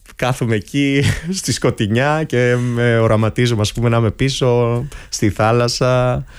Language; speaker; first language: Greek; native; Greek